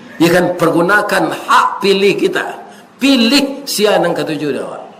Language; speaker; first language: Malay; non-native, local second language; Minangkabau